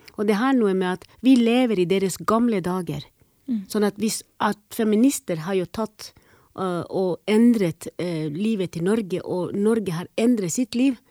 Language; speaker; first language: Norwegian; non-native, fluent; Somali